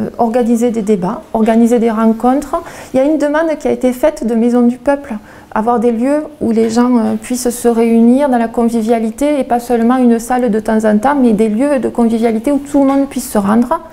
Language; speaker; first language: French; native; French